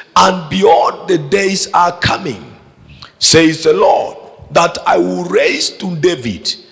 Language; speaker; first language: English; non-native, local second language; Swahili